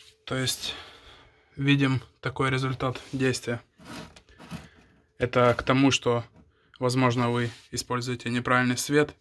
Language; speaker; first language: Russian; native; Russian